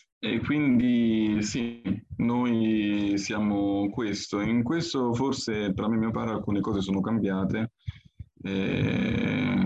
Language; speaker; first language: Italian; early bilingual, other home language; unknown